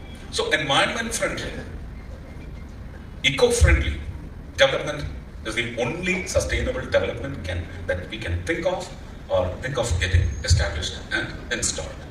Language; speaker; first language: English; non-native, local second language; Malayalam